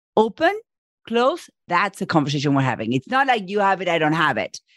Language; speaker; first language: English; non-native, fluent; Spanish